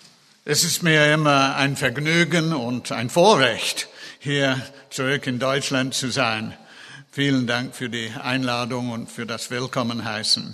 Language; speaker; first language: German; non-native, fluent; English